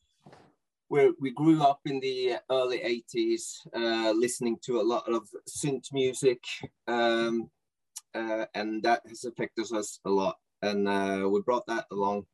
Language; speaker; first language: English; non-native, fluent; Norwegian